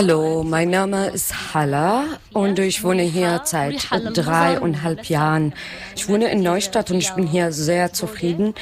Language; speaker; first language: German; non-native, learner; Arabic